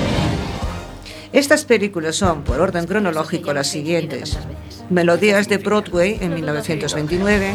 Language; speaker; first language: Spanish; native; Spanish